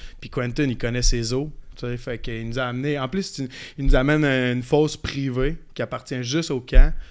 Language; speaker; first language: French; native; French